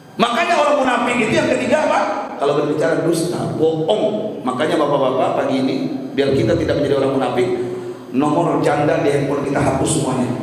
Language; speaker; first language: Indonesian; native; Indonesian